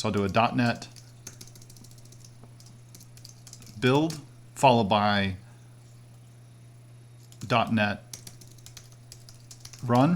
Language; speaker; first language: English; native; English